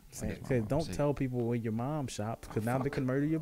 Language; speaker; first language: English; native; English